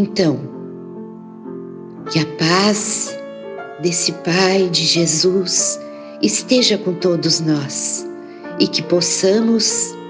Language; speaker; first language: Portuguese; native; Portuguese